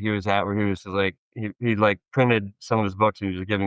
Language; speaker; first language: English; native; English